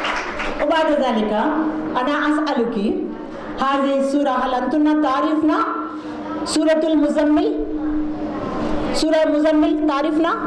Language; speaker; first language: Arabic; non-native, learner; Urdu